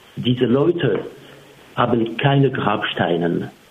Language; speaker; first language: German; non-native, fluent; French